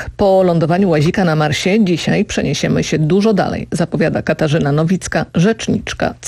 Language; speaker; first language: Polish; native; Polish